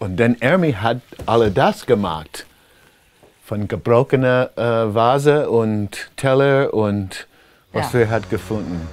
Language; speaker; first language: German; non-native, learner; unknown